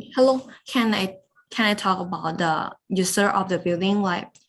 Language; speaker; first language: English; non-native, learner; Lao